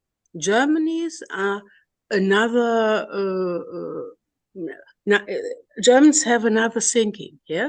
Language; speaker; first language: English; non-native, learner; German